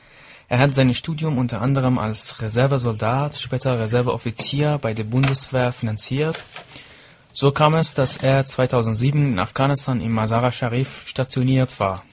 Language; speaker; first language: German; non-native, fluent; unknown